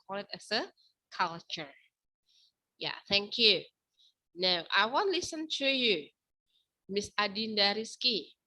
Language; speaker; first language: English; non-native, fluent; Indonesian